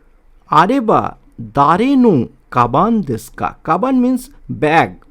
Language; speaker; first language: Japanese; non-native, fluent; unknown